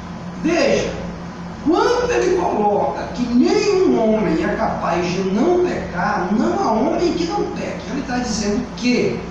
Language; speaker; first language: Portuguese; native; Portuguese